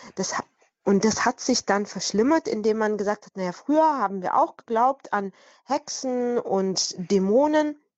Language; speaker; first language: German; native; German